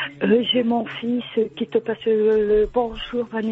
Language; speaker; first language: French; native; French